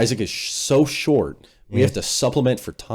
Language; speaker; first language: English; native; English